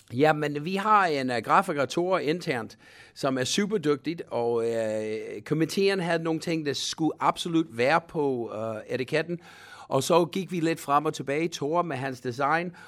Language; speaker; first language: Danish; non-native, fluent; English